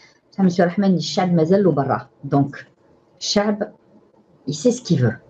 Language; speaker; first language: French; non-native, local second language; Arabic